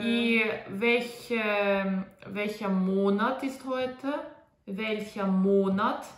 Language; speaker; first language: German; non-native, fluent; Russian